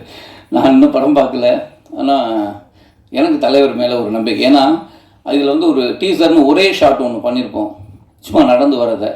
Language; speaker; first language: Tamil; native; Tamil